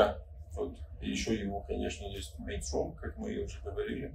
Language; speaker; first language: Russian; non-native, fluent; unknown